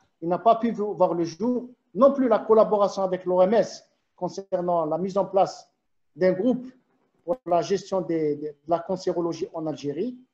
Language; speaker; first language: French; non-native, local second language; Arabic